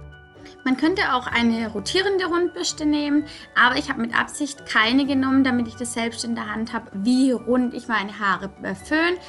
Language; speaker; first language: German; native; German